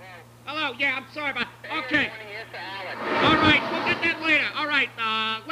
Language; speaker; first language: English; native; English